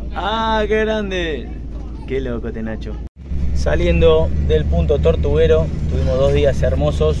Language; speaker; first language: Spanish; native; Spanish